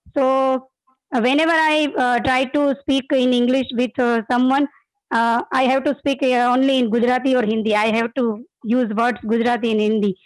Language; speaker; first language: English; non-native, learner; Gujarati